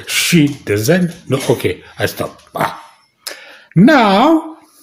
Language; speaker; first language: English; non-native, learner; French